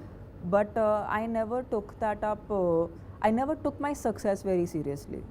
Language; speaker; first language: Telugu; non-native, fluent; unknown